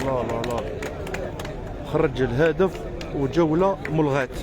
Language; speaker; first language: Arabic; native; Arabic